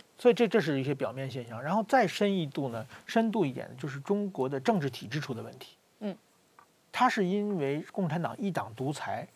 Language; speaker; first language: Chinese; native; Chinese